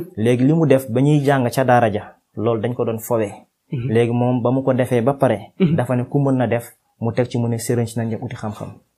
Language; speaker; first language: Wolof; non-native, local second language; Fula